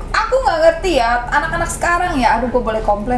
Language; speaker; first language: Indonesian; native; Indonesian